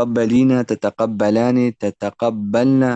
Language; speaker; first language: Arabic; non-native, learner; Urdu